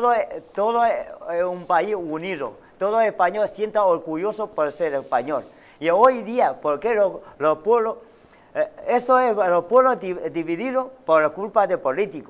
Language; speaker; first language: Spanish; non-native, learner; Chinese